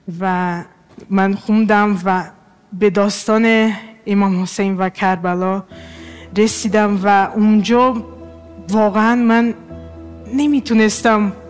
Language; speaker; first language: Persian; non-native, fluent; Portuguese